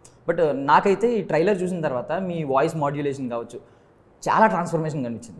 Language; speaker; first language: Telugu; native; Telugu